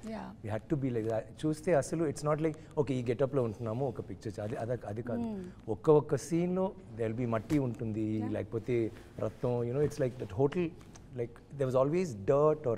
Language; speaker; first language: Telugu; non-native, learner; Tamil